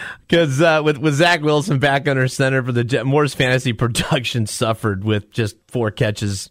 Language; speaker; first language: English; native; English